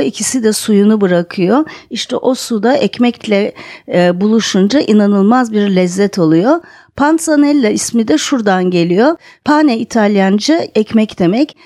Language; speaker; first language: Turkish; native; Turkish